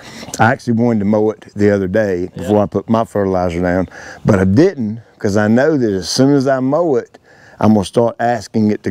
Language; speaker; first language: English; native; English